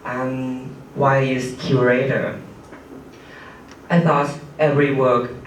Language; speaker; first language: English; non-native, learner; Thai